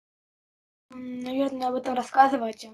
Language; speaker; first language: Russian; native; Russian